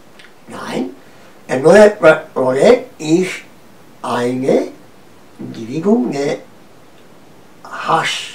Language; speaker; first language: German; non-native, learner; Romanian